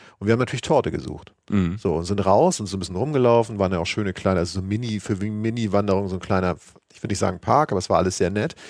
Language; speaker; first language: German; native; German